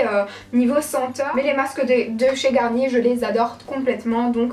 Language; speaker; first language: French; native; French